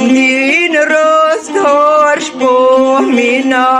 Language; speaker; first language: Swedish; non-native, fluent; Kurdish